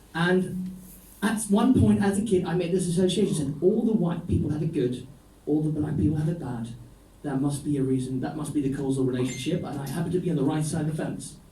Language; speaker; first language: English; non-native, fluent; Dutch